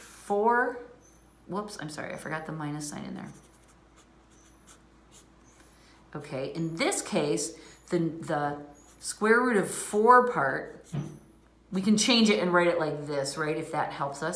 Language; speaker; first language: English; native; English